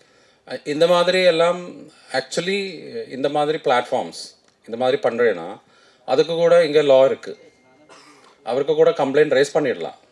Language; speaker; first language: Tamil; non-native, fluent; Malayalam